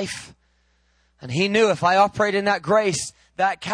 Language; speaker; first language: English; native; English